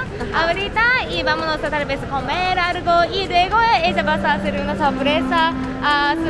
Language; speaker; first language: Spanish; non-native, learner; Japanese